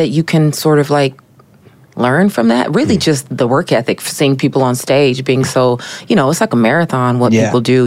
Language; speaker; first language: English; native; English